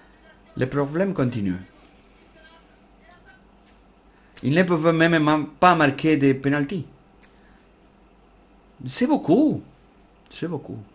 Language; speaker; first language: French; non-native, learner; Spanish